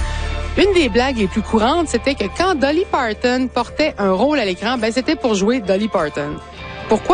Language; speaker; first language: French; native; French